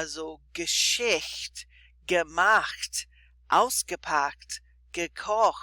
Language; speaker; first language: German; non-native, fluent; English